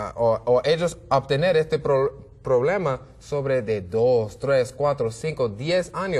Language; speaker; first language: Spanish; non-native, learner; English